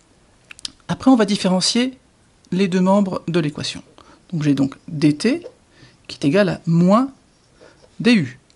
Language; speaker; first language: French; native; French